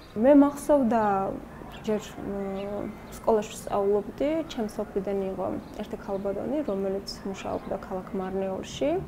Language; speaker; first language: Georgian; non-native, local second language; Azerbaijani